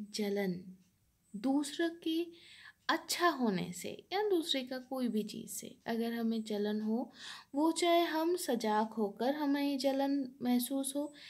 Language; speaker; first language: Hindi; non-native, local second language; Bangla